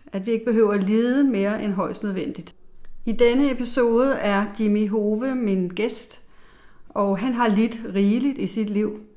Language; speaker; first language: Danish; native; Danish